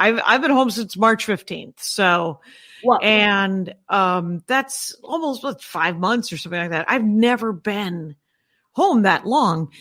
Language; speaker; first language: English; native; English